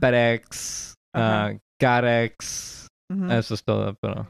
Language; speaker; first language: Spanish; early bilingual, heritage; English